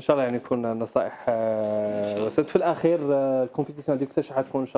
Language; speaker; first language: Arabic; native; Arabic